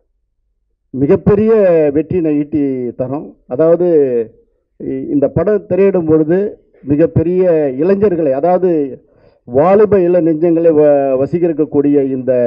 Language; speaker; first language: Tamil; native; Tamil